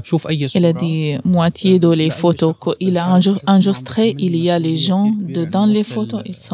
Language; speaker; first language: French; non-native, learner; Arabic